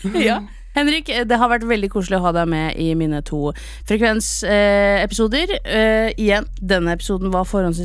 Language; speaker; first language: Norwegian; native; Norwegian